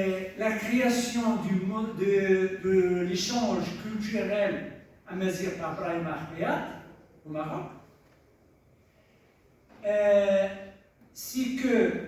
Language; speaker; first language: French; non-native, local second language; Tachelhit